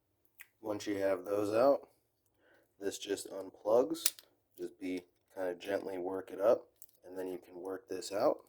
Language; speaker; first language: English; native; English